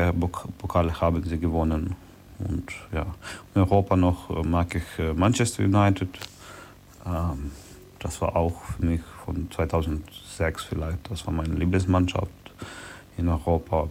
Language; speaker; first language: German; non-native, learner; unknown